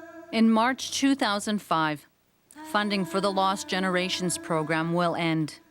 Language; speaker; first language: English; native; English